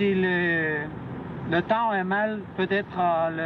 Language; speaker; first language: French; non-native, learner; Danish